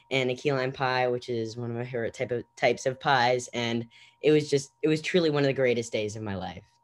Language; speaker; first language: English; native; English